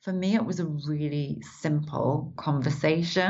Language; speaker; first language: English; native; English